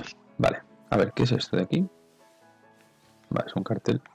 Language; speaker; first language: Spanish; native; Spanish